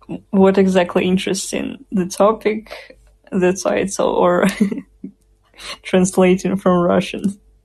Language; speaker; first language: English; non-native, fluent; Russian